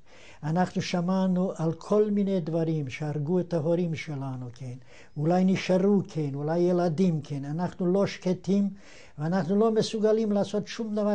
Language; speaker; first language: Hebrew; non-native, fluent; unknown